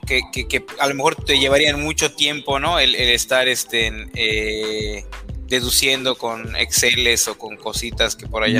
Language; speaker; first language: Spanish; native; Spanish